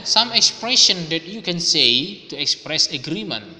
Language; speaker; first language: English; non-native, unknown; Indonesian